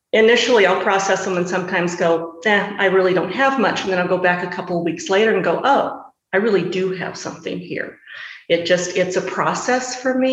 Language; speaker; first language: English; native; English